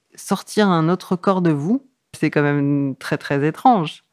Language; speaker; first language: French; native; French